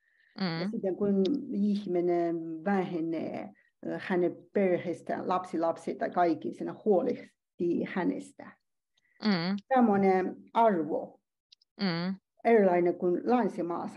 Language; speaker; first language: Finnish; non-native, learner; Chinese